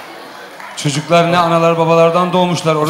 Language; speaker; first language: Turkish; native; Turkish